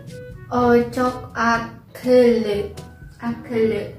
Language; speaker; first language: Turkish; non-native, learner; Indonesian